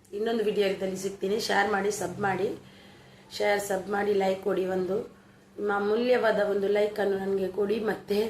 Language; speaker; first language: Kannada; non-native, local second language; Tulu